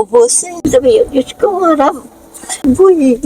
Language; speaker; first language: Filipino; non-native, learner; Vietnamese